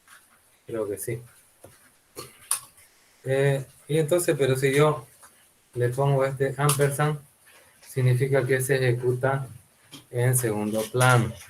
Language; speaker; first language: Spanish; native; Spanish